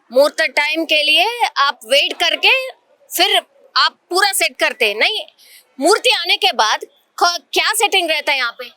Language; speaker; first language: Hindi; non-native, local second language; Telugu